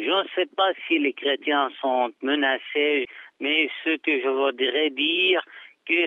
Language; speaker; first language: French; non-native, fluent; Arabic